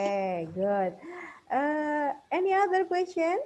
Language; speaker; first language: English; non-native, fluent; Indonesian